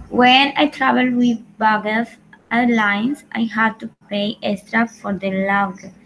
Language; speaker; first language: English; non-native, learner; Spanish